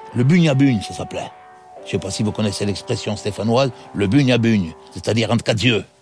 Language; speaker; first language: French; native; French